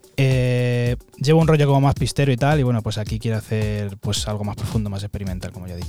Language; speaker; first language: Spanish; native; Spanish